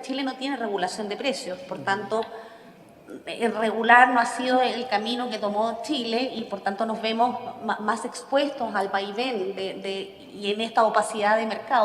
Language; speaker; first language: Spanish; native; Spanish